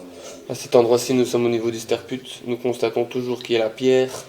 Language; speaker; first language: French; native; French